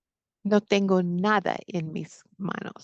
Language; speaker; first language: Spanish; non-native, fluent; English